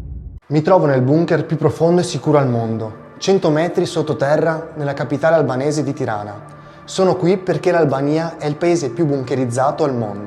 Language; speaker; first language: Italian; native; Italian